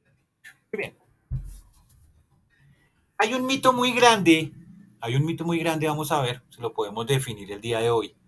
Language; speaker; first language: Spanish; native; Spanish